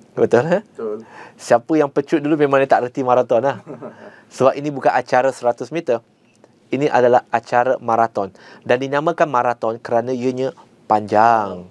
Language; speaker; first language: Malay; non-native, local second language; Chinese